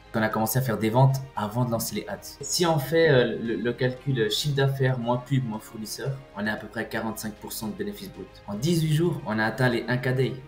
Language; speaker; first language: French; early bilingual, other home language; Portuguese